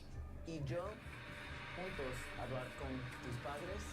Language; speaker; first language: Spanish; non-native, learner; English